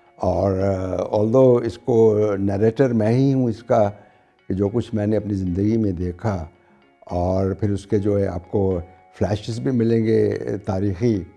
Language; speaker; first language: Urdu; non-native, local second language; Punjabi